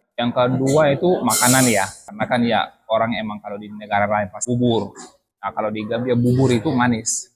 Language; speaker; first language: Indonesian; non-native, fluent; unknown